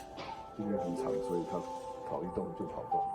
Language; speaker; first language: Chinese; native; Chinese